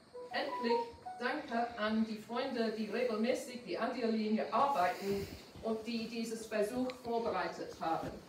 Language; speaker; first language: German; non-native, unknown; English